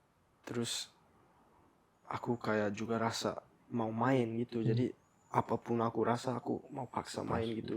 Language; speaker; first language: Indonesian; early bilingual, heritage; English